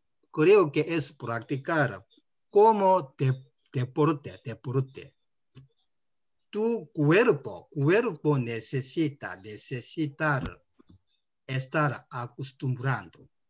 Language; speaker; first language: Spanish; non-native, learner; Korean